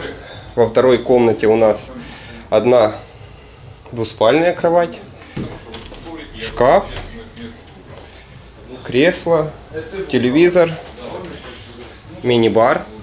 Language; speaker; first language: Russian; native; Russian